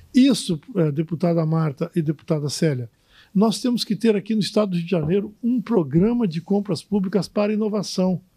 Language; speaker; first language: Portuguese; native; Portuguese